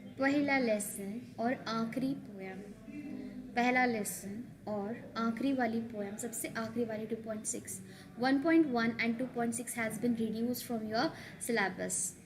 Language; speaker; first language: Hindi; non-native, local second language; Marathi